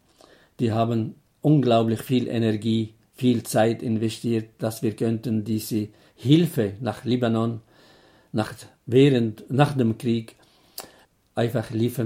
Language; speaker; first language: German; non-native, fluent; Arabic